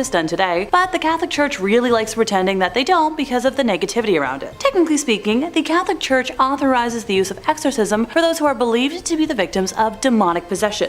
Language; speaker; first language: English; native; English